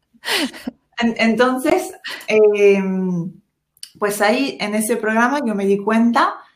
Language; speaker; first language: Spanish; non-native, fluent; French